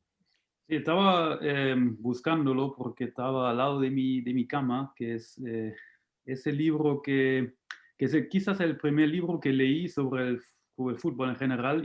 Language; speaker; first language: Spanish; non-native, fluent; German